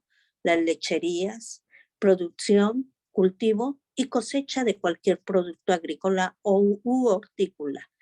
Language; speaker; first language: Spanish; native; Spanish